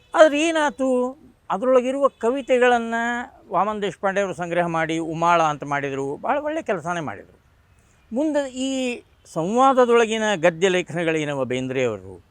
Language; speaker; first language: Kannada; non-native, local second language; Marathi